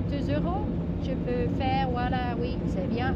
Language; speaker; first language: French; non-native, local second language; German